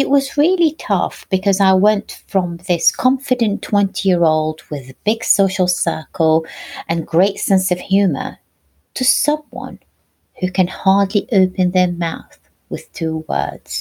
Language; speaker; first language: English; non-native, fluent; Arabic